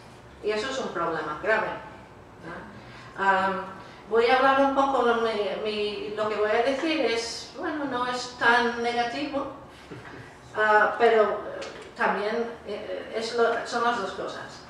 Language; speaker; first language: Spanish; non-native, fluent; English